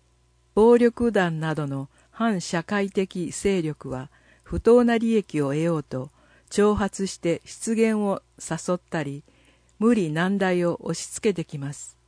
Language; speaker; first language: Japanese; native; Japanese